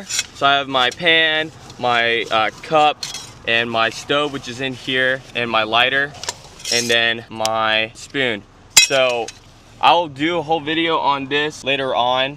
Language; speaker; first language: English; native; English